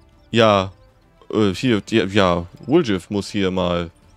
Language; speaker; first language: German; native; German